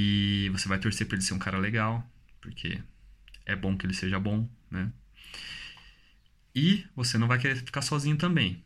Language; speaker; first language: Portuguese; native; Portuguese